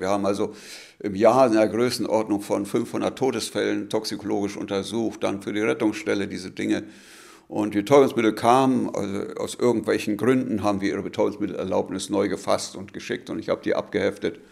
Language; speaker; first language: German; native; German